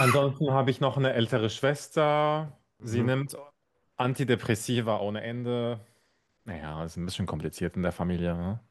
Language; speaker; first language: German; non-native, fluent; Arabic